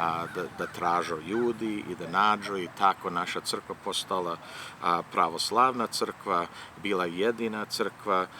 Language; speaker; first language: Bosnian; early bilingual, heritage; Serbian